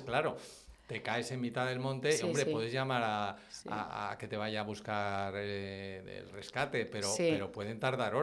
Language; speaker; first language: Spanish; native; Spanish